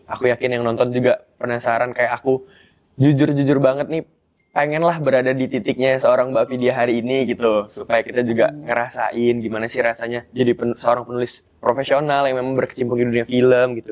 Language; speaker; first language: Indonesian; native; Indonesian